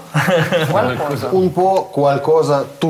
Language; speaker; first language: Italian; non-native, fluent; Russian